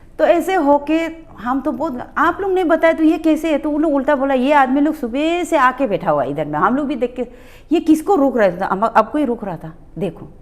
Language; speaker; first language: Hindi; non-native, local second language; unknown